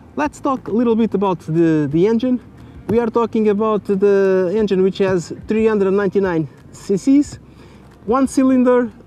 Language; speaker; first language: English; non-native, fluent; Portuguese